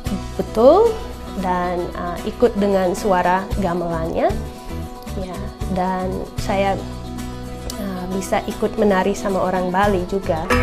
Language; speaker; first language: Indonesian; non-native, fluent; English